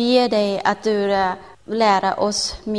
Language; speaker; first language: Swedish; non-native, learner; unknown